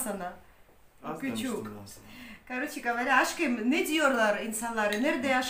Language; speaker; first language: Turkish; non-native, learner; Russian